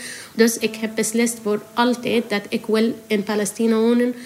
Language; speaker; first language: Dutch; non-native, learner; Arabic